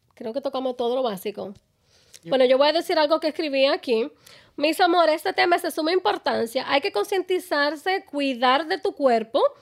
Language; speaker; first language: Spanish; early bilingual, other home language; English